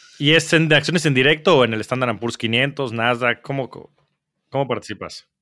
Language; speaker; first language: Spanish; native; Spanish